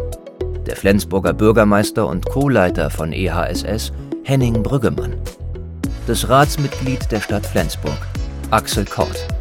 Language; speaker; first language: German; native; German